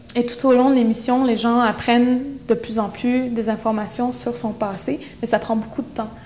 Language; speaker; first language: French; non-native, local second language; Innu-aimun